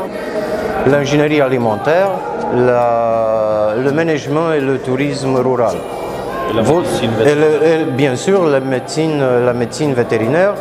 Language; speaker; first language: French; non-native, fluent; Romanian